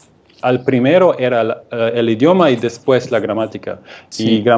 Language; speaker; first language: Spanish; non-native, fluent; German